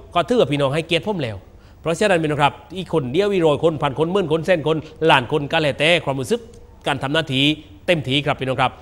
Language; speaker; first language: Thai; native; Thai